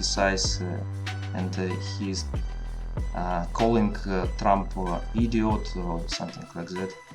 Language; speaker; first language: English; non-native, learner; Russian